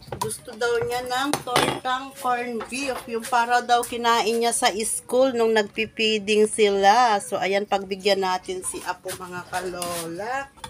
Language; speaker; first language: Filipino; non-native, local second language; Iloko